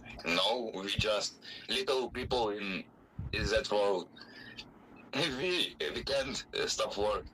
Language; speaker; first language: English; non-native, learner; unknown